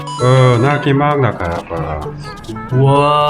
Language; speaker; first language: Thai; non-native, learner; Korean